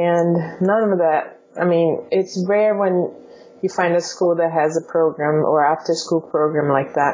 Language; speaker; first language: English; non-native, fluent; Portuguese